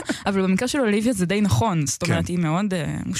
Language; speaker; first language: Hebrew; native; Hebrew